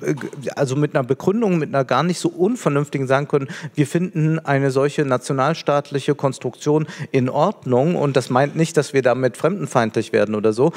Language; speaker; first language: German; native; German